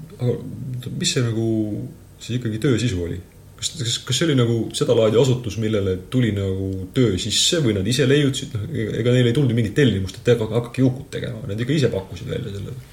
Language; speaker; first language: Estonian; native; Estonian